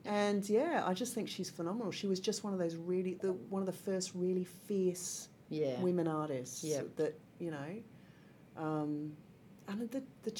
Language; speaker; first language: English; native; English